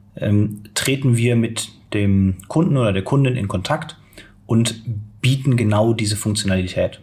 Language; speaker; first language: German; native; German